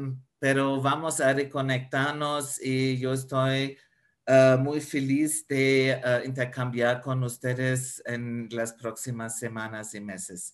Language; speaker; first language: Spanish; non-native, fluent; German